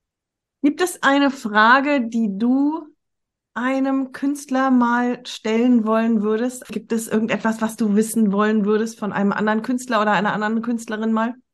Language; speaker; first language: German; native; German